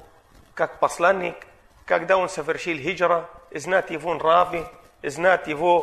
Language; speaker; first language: Russian; non-native, fluent; Arabic